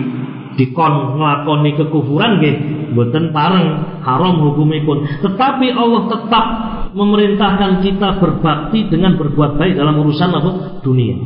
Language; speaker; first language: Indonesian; non-native, local second language; Javanese